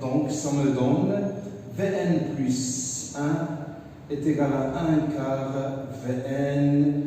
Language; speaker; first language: French; non-native, local second language; Arabic